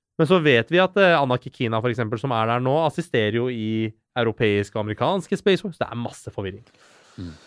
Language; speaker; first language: Norwegian; early bilingual, other home language; Persian